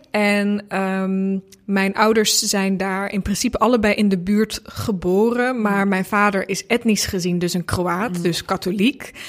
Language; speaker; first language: Dutch; early bilingual, other home language; Bosnian